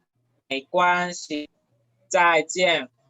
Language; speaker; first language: Chinese; non-native, fluent; Spanish